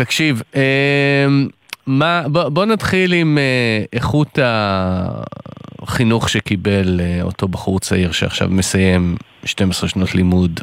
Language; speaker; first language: Hebrew; native; Hebrew